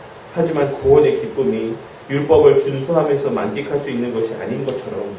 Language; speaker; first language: Korean; native; Korean